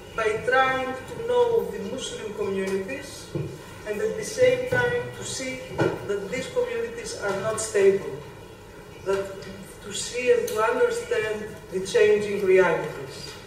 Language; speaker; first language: English; non-native, fluent; Greek